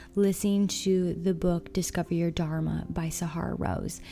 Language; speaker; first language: English; native; English